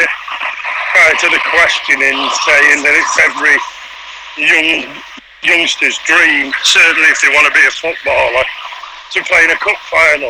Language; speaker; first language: English; native; English